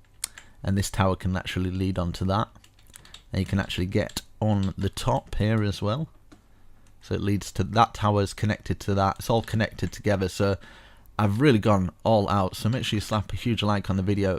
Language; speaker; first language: English; native; English